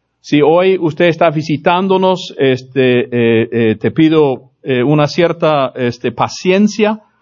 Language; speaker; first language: Spanish; non-native, fluent; English